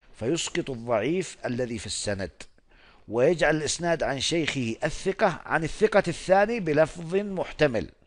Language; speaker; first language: Arabic; non-native, fluent; Oromo